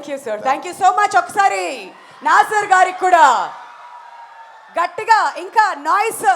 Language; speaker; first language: Telugu; native; Telugu